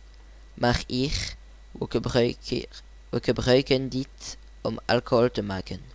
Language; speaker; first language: Dutch; non-native, learner; French